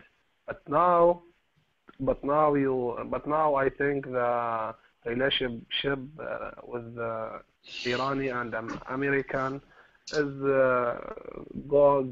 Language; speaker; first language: English; non-native, learner; Arabic